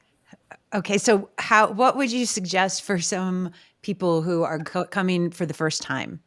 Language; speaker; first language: English; native; English